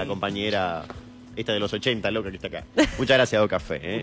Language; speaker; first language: Spanish; native; Spanish